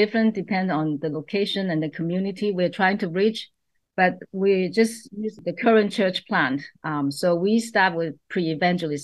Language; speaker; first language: English; non-native, local second language; Cantonese